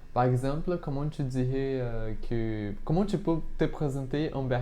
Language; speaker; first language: French; non-native, fluent; Portuguese